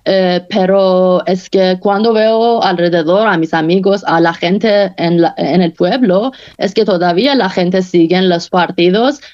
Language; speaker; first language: Spanish; non-native, local second language; Persian